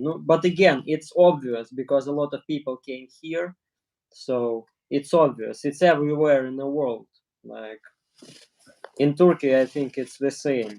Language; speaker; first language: English; non-native, learner; Russian